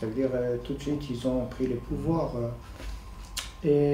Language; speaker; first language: French; non-native, fluent; Persian